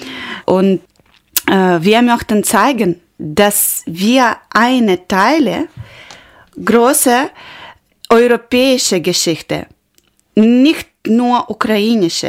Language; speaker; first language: German; non-native, learner; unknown